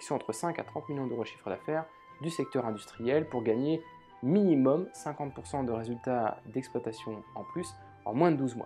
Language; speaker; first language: French; native; French